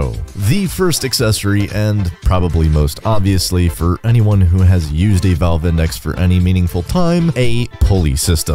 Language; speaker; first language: English; native; English